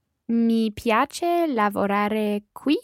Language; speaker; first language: Italian; non-native, learner; English